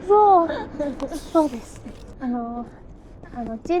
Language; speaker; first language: Japanese; non-native, learner; Chinese